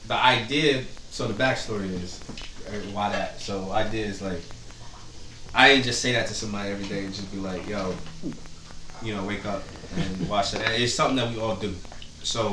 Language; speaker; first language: English; native; English